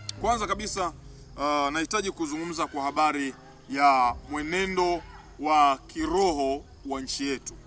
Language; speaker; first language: Swahili; native; Swahili